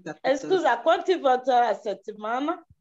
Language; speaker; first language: Italian; non-native, learner; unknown